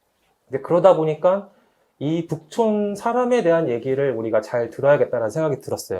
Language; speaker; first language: Korean; native; Korean